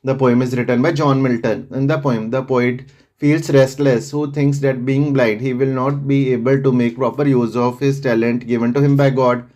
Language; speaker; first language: English; non-native, local second language; Punjabi